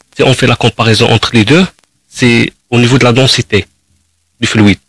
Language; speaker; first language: French; non-native, local second language; Arabic